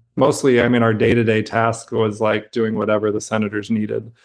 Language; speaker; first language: English; native; English